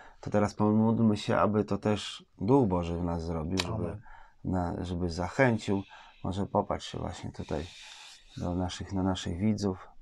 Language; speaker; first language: Polish; native; Polish